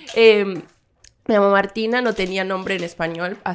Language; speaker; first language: Spanish; non-native, fluent; Korean